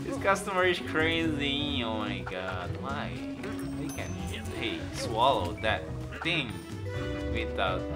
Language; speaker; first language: English; non-native, learner; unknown